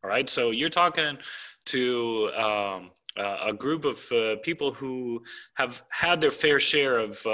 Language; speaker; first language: English; non-native, fluent; Greek